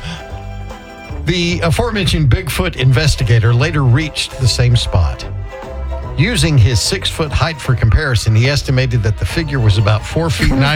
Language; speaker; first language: English; native; English